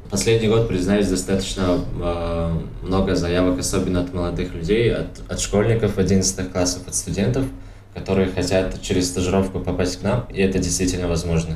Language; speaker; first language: Russian; non-native, local second language; Tajik